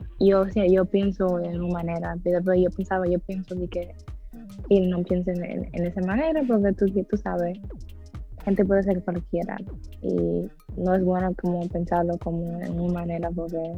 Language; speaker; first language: Spanish; early bilingual, heritage; English